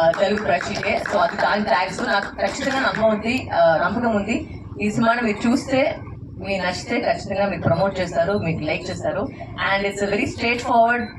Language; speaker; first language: Telugu; non-native, fluent; Tamil